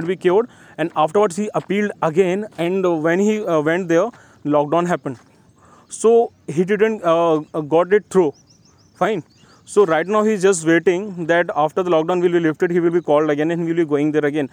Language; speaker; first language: English; non-native, local second language; Hindi